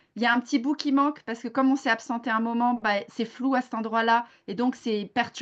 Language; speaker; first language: French; native; French